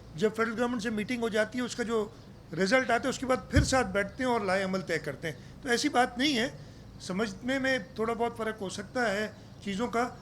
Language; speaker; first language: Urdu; non-native, local second language; Sindhi